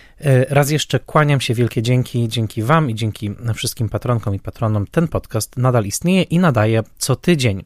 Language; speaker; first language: Polish; native; Polish